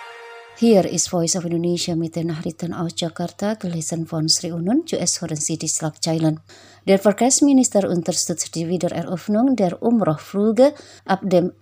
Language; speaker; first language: German; non-native, fluent; Indonesian